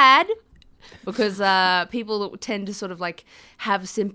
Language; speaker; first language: English; native; English